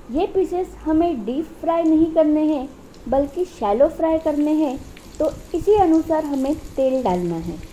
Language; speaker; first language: Hindi; non-native, local second language; Marathi